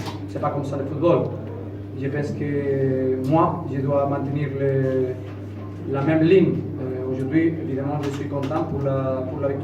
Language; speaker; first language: French; non-native, fluent; Spanish